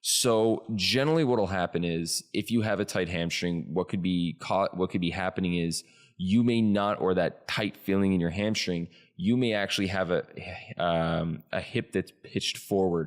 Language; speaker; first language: English; native; English